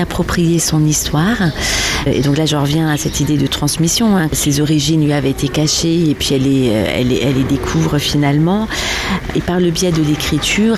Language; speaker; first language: French; native; French